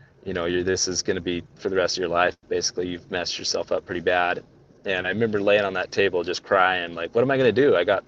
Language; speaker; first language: English; native; English